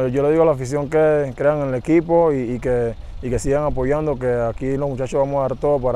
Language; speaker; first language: Spanish; native; Spanish